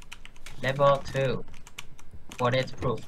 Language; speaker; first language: English; non-native, learner; Chinese